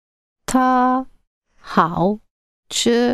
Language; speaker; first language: Chinese; non-native, learner; English